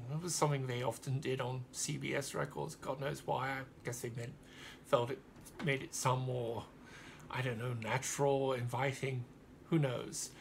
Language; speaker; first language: English; native; English